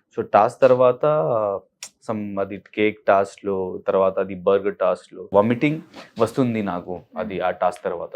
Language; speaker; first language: Telugu; non-native, learner; Hindi